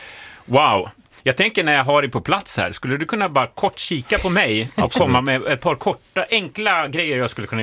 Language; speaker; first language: Swedish; native; Swedish